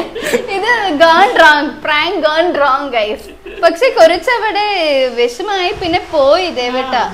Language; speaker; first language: Malayalam; non-native, learner; Tamil